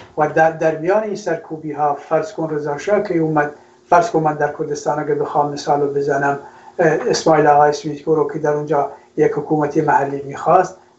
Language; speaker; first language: Persian; non-native, local second language; Kurdish